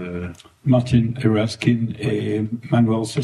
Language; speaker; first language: French; non-native, fluent; English